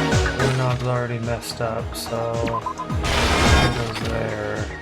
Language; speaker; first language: English; native; English